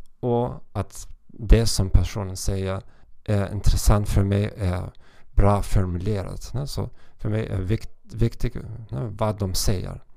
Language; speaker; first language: Swedish; non-native, learner; German